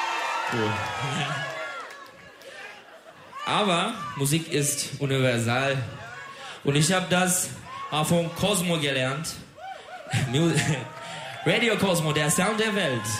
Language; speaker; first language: German; non-native, learner; Turkish